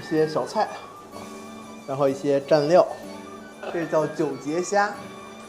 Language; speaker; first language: Chinese; native; Chinese